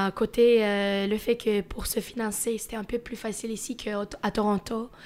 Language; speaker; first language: French; early bilingual, other home language; Russian